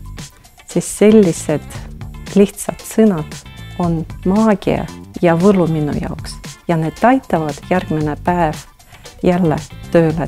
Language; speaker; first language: Estonian; non-native, local second language; Russian